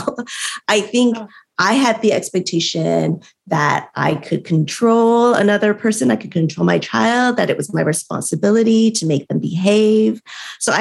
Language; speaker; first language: English; native; English